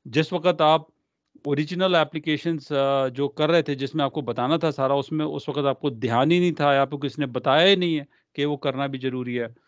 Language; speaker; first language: Hindi; non-native, local second language; Punjabi